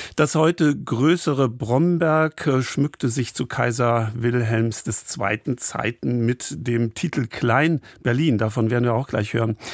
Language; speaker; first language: German; native; German